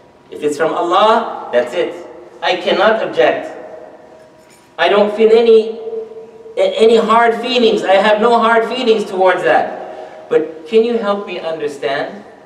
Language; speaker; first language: English; native; English